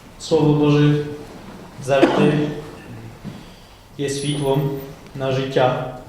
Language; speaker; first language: Ukrainian; non-native, fluent; Polish